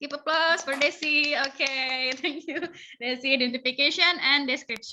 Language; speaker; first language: English; non-native, fluent; Indonesian